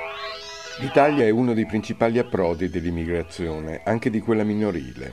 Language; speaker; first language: Italian; native; Italian